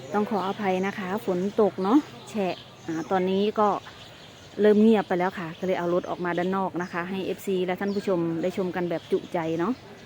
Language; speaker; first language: Thai; native; Thai